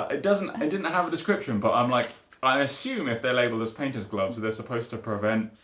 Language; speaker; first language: English; native; English